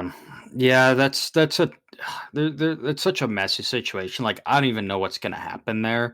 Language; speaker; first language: English; native; English